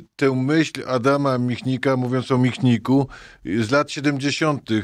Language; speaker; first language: Polish; native; Polish